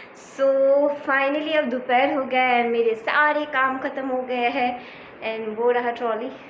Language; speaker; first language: Hindi; non-native, local second language; Bangla